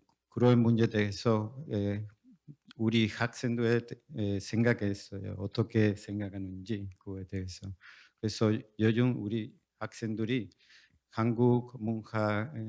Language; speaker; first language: Korean; non-native, learner; Spanish